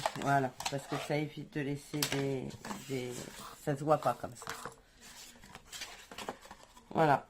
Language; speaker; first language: French; native; French